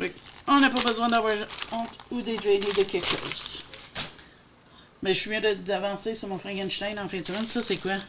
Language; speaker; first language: French; native; French